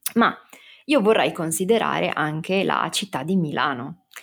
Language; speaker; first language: Italian; native; Italian